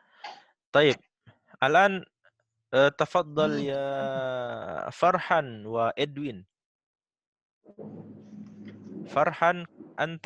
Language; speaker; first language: Arabic; non-native, fluent; Indonesian